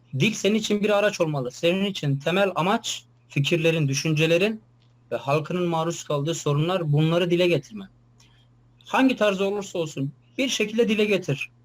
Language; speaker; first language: Turkish; non-native, local second language; Kurdish